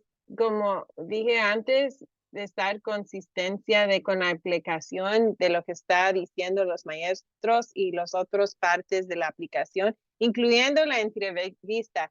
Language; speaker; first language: Spanish; early bilingual, heritage; Spanish